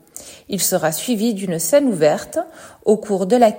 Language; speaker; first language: French; native; French